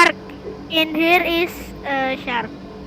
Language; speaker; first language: English; non-native, learner; Indonesian